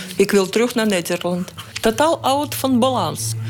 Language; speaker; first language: Dutch; non-native, learner; Russian